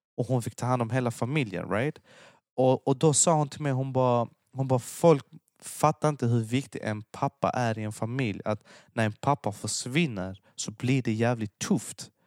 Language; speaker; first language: Swedish; early bilingual, other home language; Persian